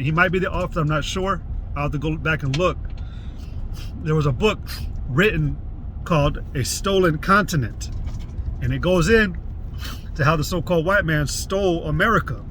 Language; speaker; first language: English; native; English